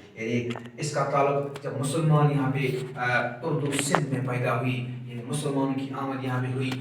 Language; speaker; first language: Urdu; non-native, local second language; Kashmiri